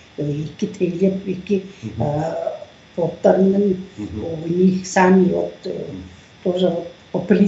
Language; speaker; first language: Russian; non-native, local second language; Tuvinian